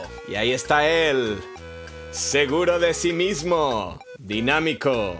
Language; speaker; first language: Spanish; native; Spanish